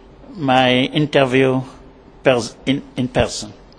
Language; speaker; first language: English; non-native, learner; German